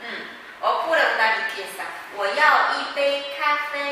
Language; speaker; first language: Italian; non-native, fluent; Chinese